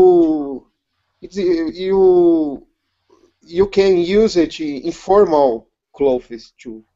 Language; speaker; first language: English; non-native, learner; Portuguese